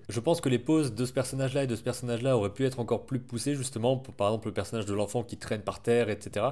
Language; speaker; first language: French; native; French